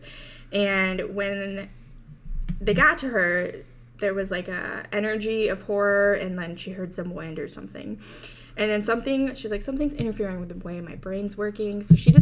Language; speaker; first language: English; native; English